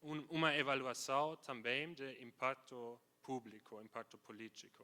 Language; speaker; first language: Portuguese; non-native, fluent; German